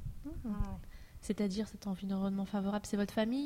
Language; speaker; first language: French; native; French